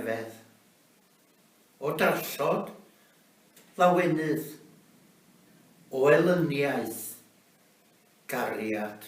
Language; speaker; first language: Welsh; native; Welsh